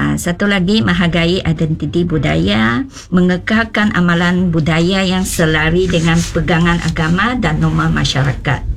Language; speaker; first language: Malay; non-native, local second language; Chinese